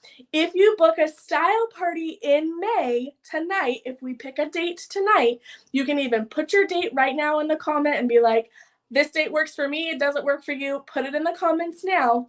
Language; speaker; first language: English; native; English